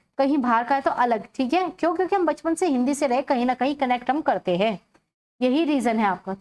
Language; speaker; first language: Hindi; native; Hindi